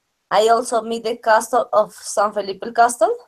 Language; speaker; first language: English; non-native, learner; Spanish